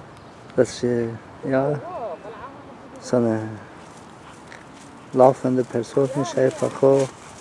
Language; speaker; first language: German; non-native, learner; Turkish